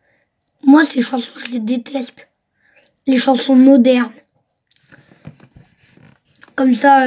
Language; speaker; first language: French; early bilingual, other home language; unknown